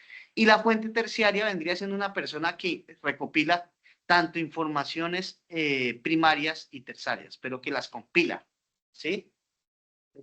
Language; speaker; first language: Spanish; native; Spanish